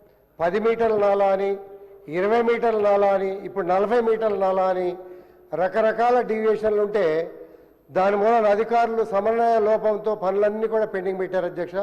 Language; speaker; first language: Telugu; native; Telugu